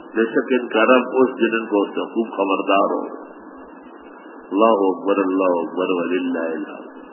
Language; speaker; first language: Urdu; non-native, local second language; Pashto